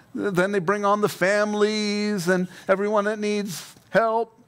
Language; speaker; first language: English; native; English